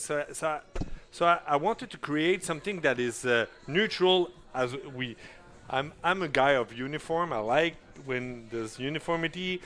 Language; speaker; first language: English; non-native, fluent; French